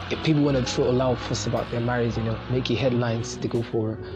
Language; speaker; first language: English; non-native, local second language; Yoruba